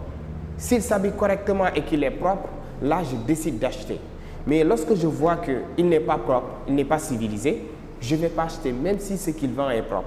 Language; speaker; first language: French; non-native, local second language; Wolof